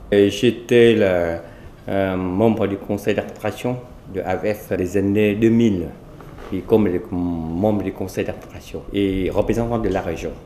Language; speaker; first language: French; non-native, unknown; Vietnamese